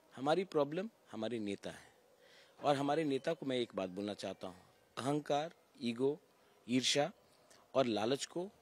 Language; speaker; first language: Hindi; non-native, local second language; Kok Borok